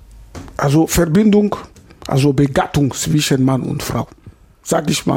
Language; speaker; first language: German; non-native, learner; Lingala